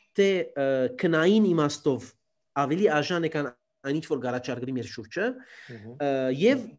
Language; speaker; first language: Armenian; early bilingual, heritage; Armenian